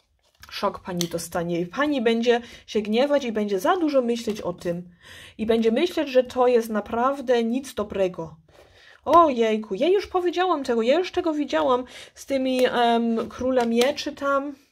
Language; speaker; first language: Polish; early bilingual, heritage; Polish